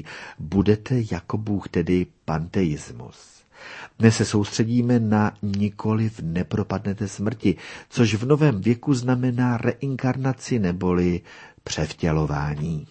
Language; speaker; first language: Czech; native; Czech